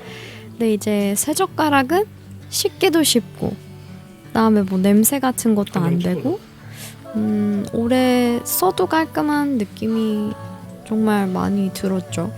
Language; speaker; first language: Korean; non-native, fluent; Persian